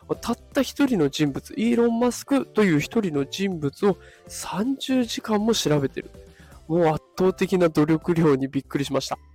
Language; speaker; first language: Japanese; native; Japanese